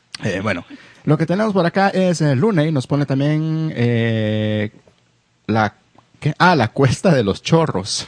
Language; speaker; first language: Spanish; native; Spanish